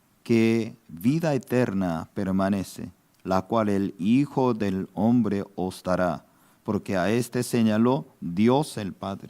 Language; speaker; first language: Spanish; non-native, fluent; Korean